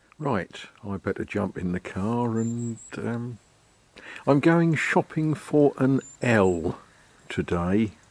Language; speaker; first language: English; native; English